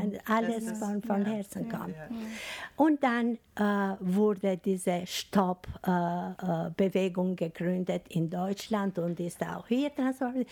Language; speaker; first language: German; non-native, learner; Albanian